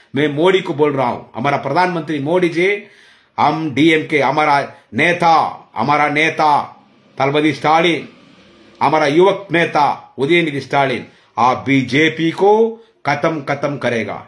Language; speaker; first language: Hindi; non-native, local second language; Tamil